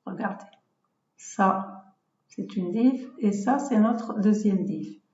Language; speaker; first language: French; non-native, local second language; Arabic